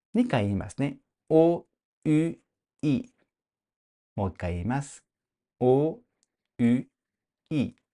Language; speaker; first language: Japanese; non-native, fluent; French